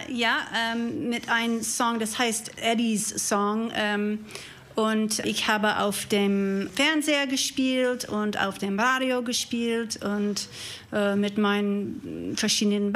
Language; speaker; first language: German; non-native, learner; English